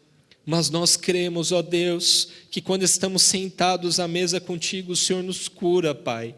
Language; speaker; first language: Portuguese; native; Portuguese